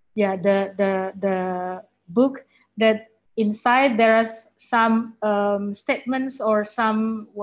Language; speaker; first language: English; non-native, fluent; Indonesian